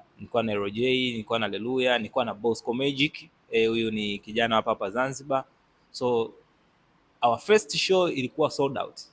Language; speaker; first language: Swahili; native; Swahili